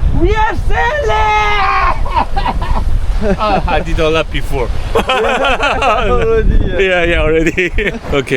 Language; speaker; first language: English; non-native, learner; Korean